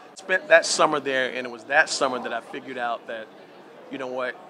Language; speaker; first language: English; native; English